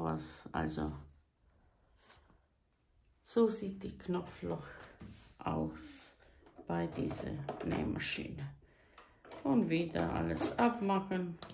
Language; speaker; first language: German; non-native, fluent; Croatian